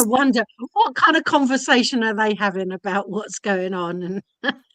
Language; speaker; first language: English; native; English